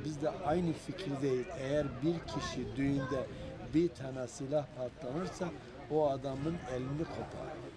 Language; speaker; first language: Turkish; non-native, local second language; Kurdish